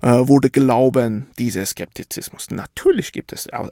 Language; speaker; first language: German; non-native, fluent; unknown